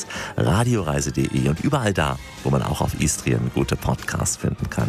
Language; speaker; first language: German; native; German